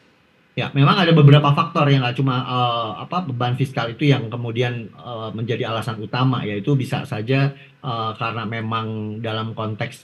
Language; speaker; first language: Indonesian; native; Indonesian